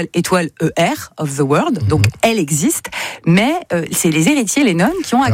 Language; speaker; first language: French; native; French